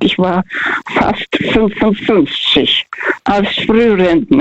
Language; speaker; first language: German; early bilingual, heritage; Russian